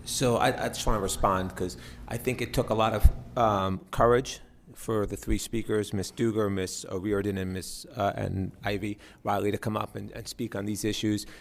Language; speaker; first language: English; native; English